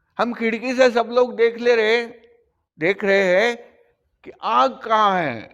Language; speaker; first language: Hindi; non-native, local second language; Marathi